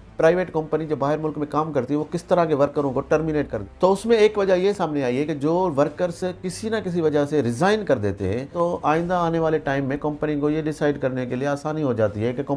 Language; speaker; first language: Urdu; non-native, local second language; Sindhi